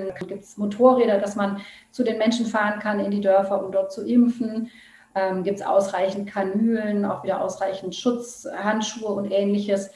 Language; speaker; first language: German; native; German